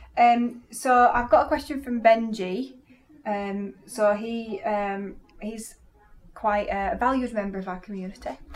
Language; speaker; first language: English; native; English